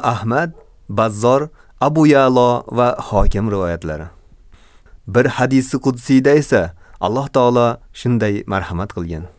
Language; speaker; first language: Uzbek; native; Uzbek